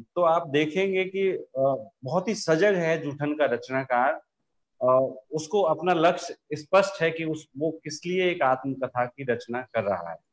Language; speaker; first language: Hindi; native; Hindi